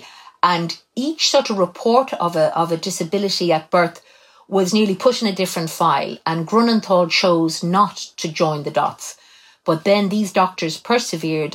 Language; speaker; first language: English; native; English